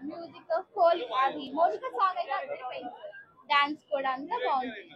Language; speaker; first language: Telugu; native; Telugu